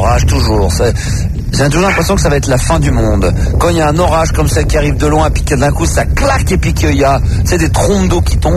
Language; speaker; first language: French; native; French